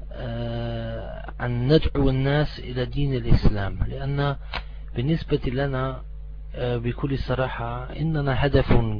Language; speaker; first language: Arabic; non-native, fluent; German